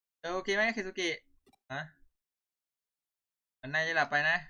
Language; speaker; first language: Thai; native; Thai